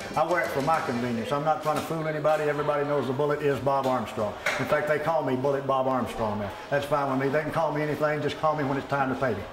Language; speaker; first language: English; native; English